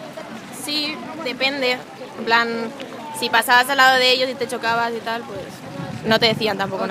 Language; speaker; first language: Spanish; native; Spanish